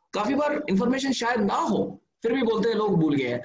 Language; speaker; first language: Hindi; non-native, local second language; Telugu